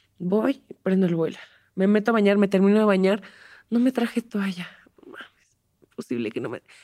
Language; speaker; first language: Spanish; native; Spanish